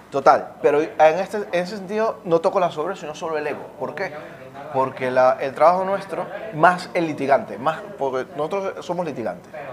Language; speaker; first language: Spanish; native; Spanish